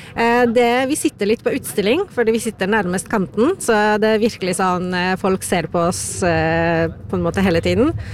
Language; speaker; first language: Norwegian; non-native, fluent; Polish